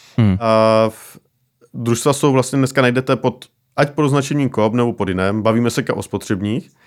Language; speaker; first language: Czech; native; Czech